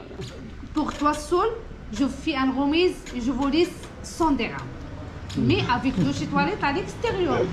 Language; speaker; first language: French; non-native, local second language; Arabic